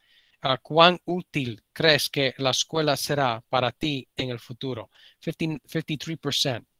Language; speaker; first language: Spanish; early bilingual, heritage; Spanish